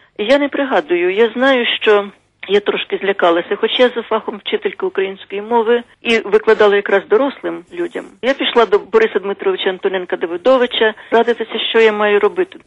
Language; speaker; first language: Ukrainian; native; Ukrainian